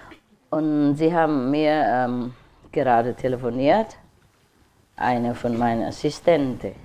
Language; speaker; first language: German; non-native, learner; Vietnamese